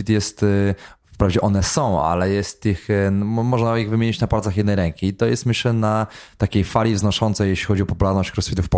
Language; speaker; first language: Polish; native; Polish